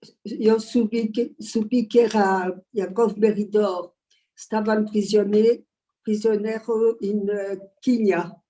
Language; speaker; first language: Spanish; early bilingual, heritage; Ladino